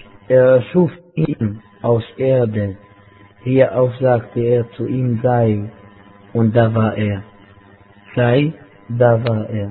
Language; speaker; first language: German; non-native, fluent; Arabic